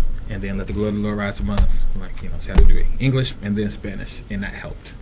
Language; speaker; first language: English; early bilingual, other home language; Spanish